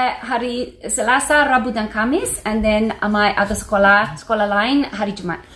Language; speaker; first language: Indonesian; non-native, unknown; English